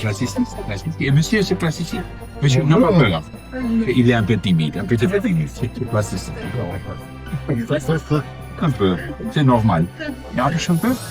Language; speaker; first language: French; non-native, learner; German